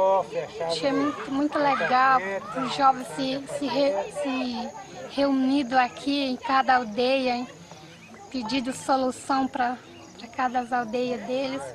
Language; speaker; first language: Portuguese; non-native, local second language; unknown